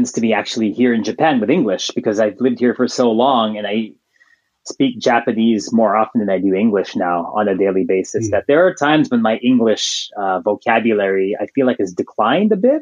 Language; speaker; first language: English; native; English